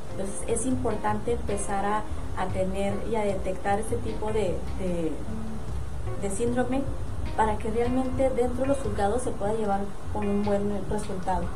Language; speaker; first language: Spanish; native; Spanish